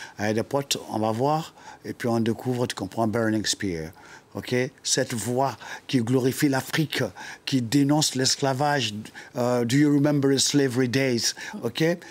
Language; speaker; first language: French; non-native, local second language; Dyula